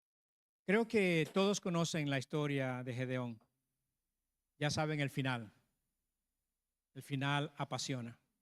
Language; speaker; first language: Spanish; native; Spanish